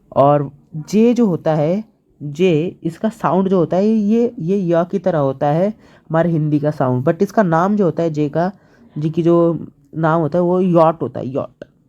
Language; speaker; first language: Hindi; native; Hindi